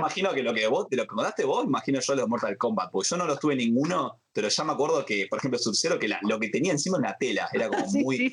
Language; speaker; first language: Spanish; native; Spanish